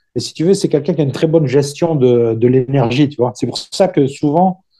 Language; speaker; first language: French; native; French